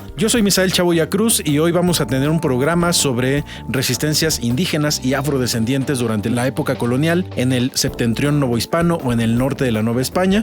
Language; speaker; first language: Spanish; native; Spanish